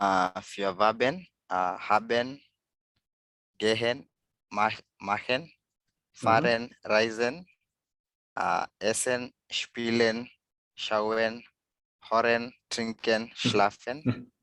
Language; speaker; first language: German; non-native, learner; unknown